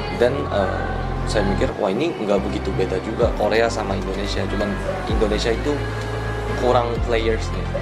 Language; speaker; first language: Indonesian; non-native, fluent; Korean